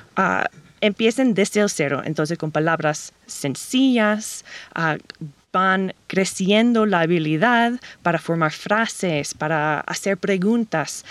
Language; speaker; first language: Spanish; non-native, fluent; English